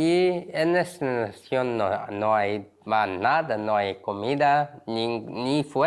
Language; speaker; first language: Spanish; non-native, learner; Korean